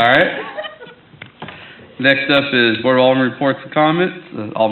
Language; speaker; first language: English; native; English